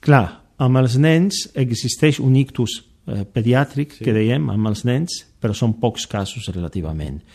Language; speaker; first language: Catalan; non-native, fluent; Polish